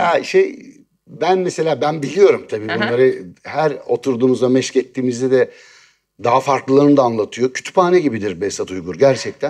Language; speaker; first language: Turkish; native; Turkish